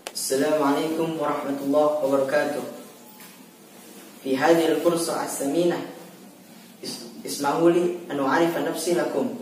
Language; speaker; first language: Arabic; non-native, learner; Indonesian